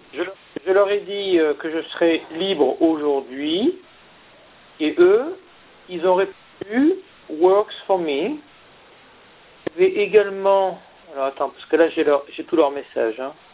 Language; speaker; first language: French; native; French